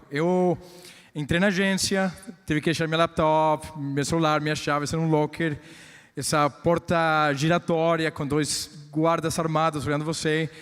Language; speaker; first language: Portuguese; non-native, fluent; Spanish